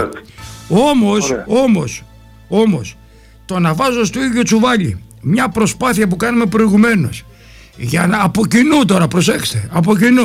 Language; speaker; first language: Greek; native; Greek